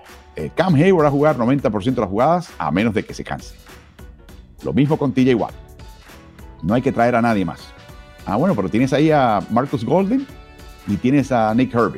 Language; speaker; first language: Spanish; native; Spanish